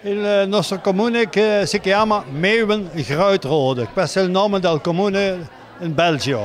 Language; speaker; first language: Italian; non-native, learner; Dutch